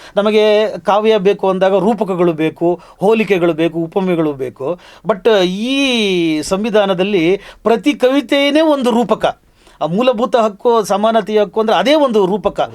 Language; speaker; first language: Kannada; native; Kannada